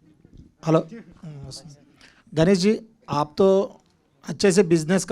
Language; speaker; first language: Hindi; non-native, local second language; Telugu